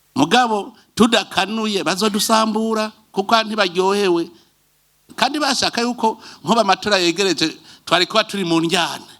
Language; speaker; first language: Rundi; native; Rundi